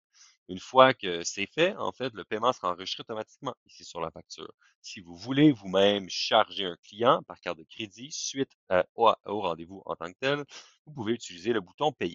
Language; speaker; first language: French; native; French